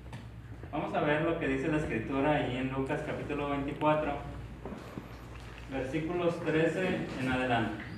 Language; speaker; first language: Spanish; native; Spanish